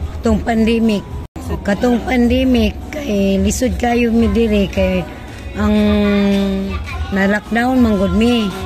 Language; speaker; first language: Cebuano; non-native, local second language; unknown